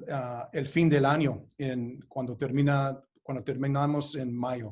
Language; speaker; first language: Spanish; early bilingual, heritage; Spanish